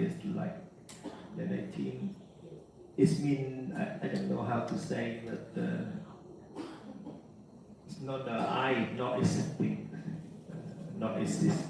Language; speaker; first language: English; non-native, learner; Vietnamese